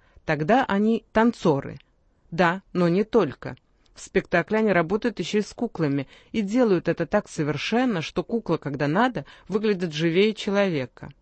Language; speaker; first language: Russian; native; Russian